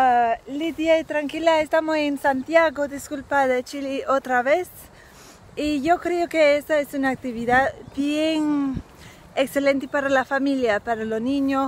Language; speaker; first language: Spanish; non-native, fluent; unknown